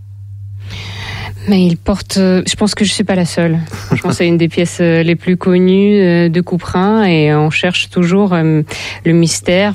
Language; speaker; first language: French; non-native, fluent; Russian